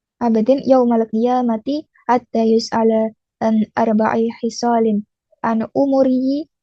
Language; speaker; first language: Arabic; non-native, learner; Indonesian